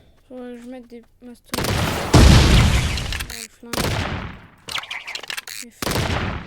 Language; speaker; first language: French; native; French